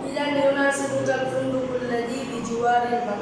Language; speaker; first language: Arabic; non-native, learner; Bangla